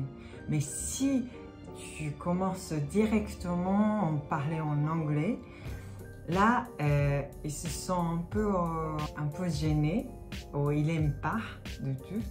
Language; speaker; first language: French; non-native, fluent; Japanese